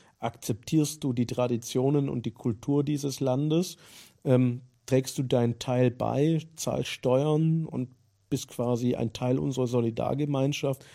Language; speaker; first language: German; native; German